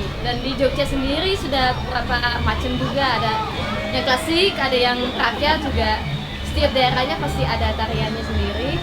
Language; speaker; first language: Indonesian; non-native, fluent; Dutch